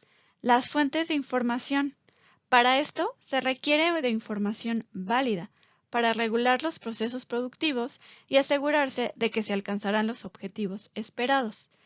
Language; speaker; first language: Spanish; native; Spanish